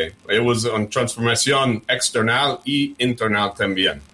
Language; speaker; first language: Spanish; early bilingual, heritage; English